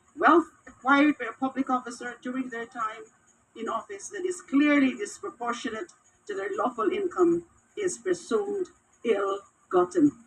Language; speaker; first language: English; non-native, local second language; Filipino